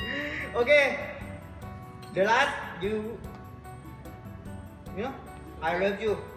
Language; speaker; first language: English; non-native, local second language; Lao